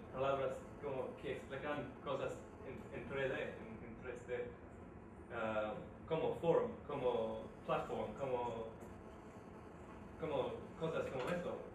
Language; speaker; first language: Spanish; non-native, learner; English